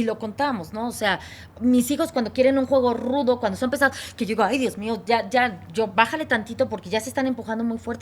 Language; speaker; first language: Spanish; native; Spanish